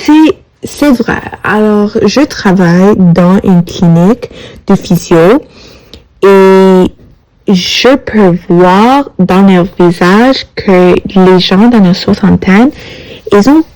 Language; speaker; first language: French; non-native, learner; English